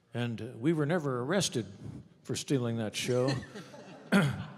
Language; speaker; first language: English; native; English